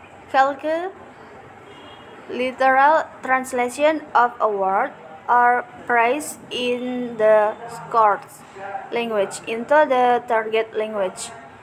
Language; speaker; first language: English; non-native, learner; Indonesian